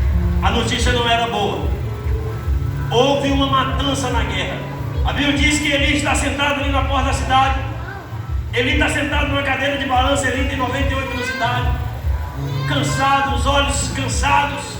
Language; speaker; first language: Portuguese; native; Portuguese